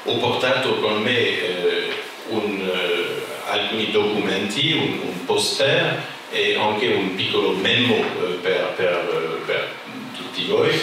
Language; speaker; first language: Italian; non-native, fluent; French